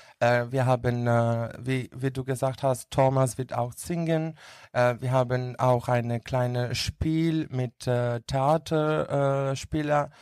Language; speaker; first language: German; non-native, learner; Greek